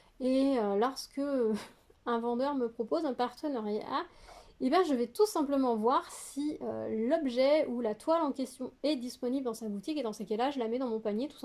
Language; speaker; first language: French; native; French